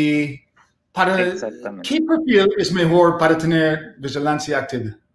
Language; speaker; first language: Spanish; non-native, fluent; English